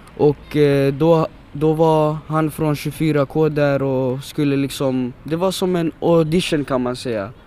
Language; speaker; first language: Swedish; early bilingual, other home language; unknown